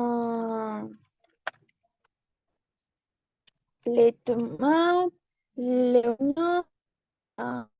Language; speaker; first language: French; non-native, learner; Spanish